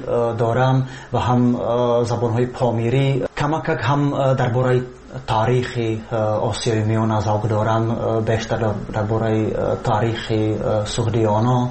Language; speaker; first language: Persian; non-native, learner; Czech